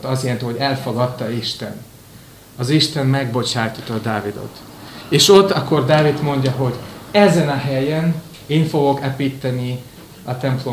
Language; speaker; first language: Hungarian; non-native, fluent; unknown